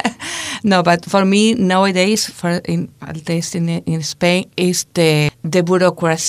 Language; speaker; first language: English; non-native, learner; Spanish